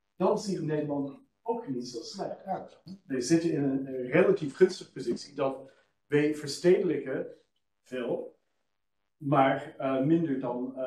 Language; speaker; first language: Dutch; non-native, fluent; English